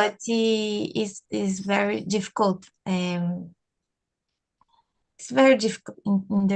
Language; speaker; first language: English; non-native, learner; Portuguese